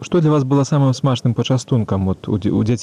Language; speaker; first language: Belarusian; native; Belarusian